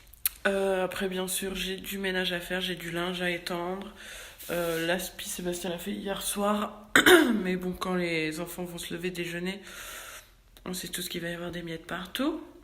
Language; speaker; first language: French; native; French